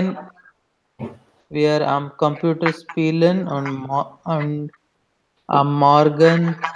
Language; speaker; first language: German; non-native, learner; Hindi